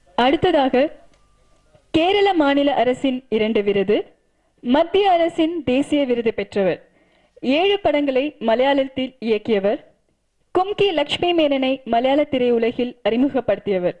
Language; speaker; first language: Tamil; native; Tamil